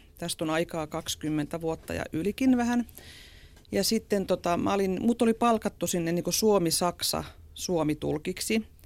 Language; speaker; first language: Finnish; native; Finnish